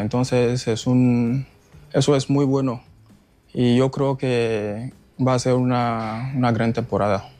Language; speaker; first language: Spanish; non-native, fluent; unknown